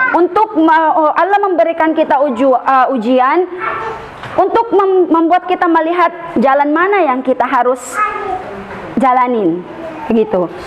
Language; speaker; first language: Indonesian; non-native, fluent; Filipino